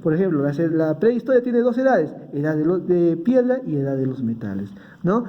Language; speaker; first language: Spanish; native; Spanish